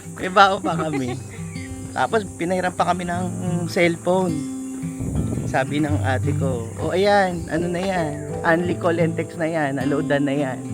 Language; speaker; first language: Filipino; native; Filipino